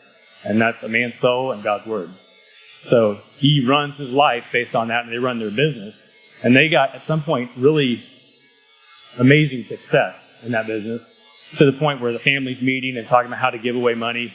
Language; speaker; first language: English; native; English